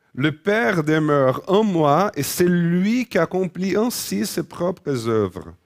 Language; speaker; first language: French; non-native, fluent; Portuguese